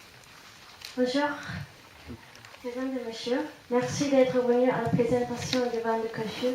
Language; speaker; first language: French; non-native, fluent; Japanese